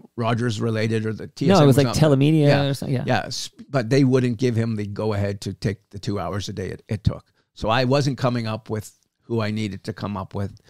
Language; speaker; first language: English; native; English